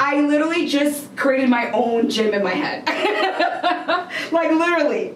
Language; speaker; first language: English; native; English